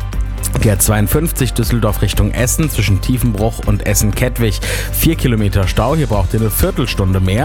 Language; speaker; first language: German; native; German